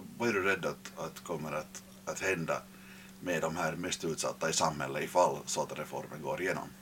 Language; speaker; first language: Swedish; native; Swedish